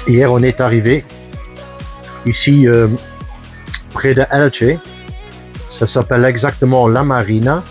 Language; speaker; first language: French; non-native, fluent; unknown